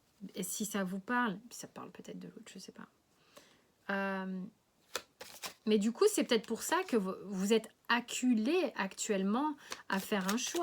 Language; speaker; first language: French; native; French